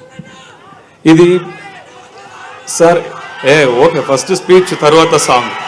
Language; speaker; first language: Telugu; non-native, learner; Tamil